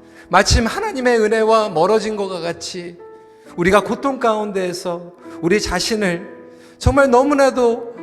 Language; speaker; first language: Korean; native; Korean